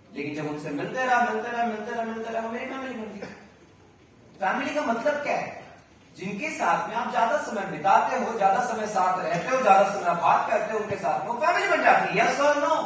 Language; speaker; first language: Hindi; non-native, local second language; Marathi